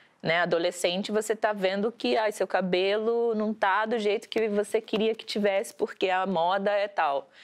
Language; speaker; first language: Portuguese; early bilingual, heritage; Portuguese